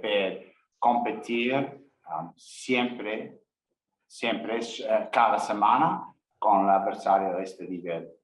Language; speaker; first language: Spanish; non-native, learner; English